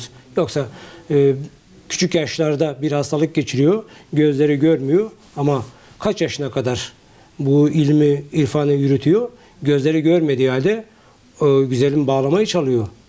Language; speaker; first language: Turkish; native; Turkish